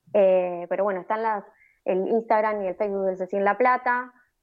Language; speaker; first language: Spanish; native; Spanish